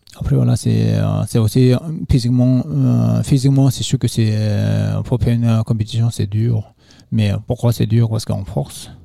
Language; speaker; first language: French; non-native, fluent; Nepali